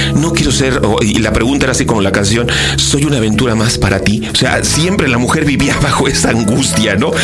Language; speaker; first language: Spanish; native; Spanish